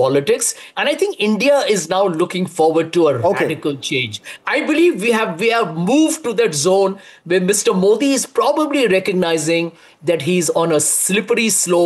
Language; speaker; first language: English; non-native, local second language; Hindi